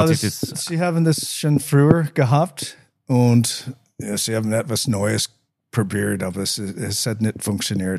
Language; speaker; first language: German; non-native, learner; English